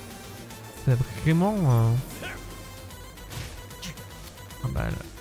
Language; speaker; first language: French; native; French